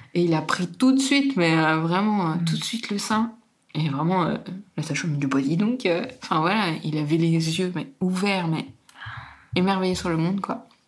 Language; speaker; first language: French; native; French